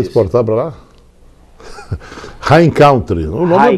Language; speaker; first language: Portuguese; native; Portuguese